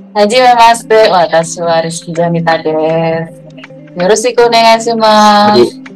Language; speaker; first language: Japanese; non-native, learner; Indonesian